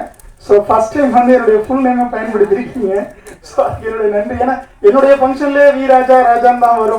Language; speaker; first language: Tamil; native; Tamil